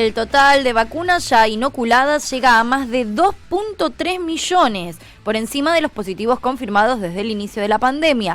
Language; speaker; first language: Spanish; native; Spanish